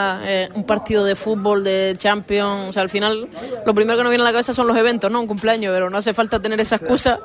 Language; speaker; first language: Spanish; native; Spanish